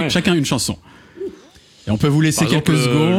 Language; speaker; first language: French; native; French